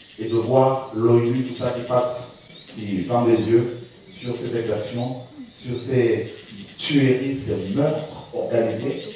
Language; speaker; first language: French; non-native, local second language; Lingala